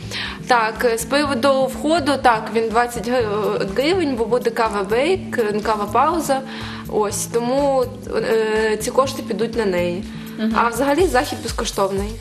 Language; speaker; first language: Ukrainian; native; Ukrainian